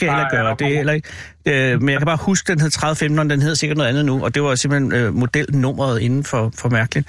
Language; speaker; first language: Danish; native; Danish